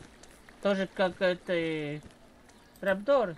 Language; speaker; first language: Russian; non-native, learner; Latvian